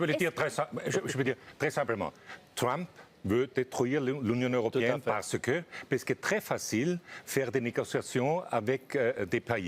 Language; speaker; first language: French; non-native, fluent; German